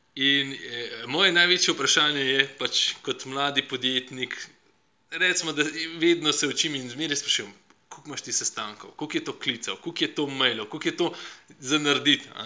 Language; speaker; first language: Slovenian; non-native, fluent; Russian